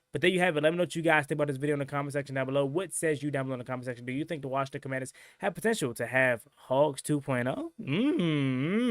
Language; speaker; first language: English; native; English